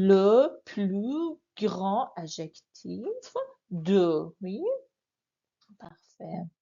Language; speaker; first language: French; non-native, fluent; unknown